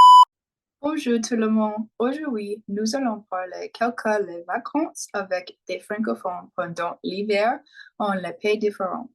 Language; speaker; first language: French; non-native, learner; English